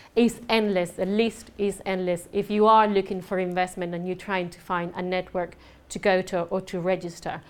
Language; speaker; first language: English; non-native, fluent; Spanish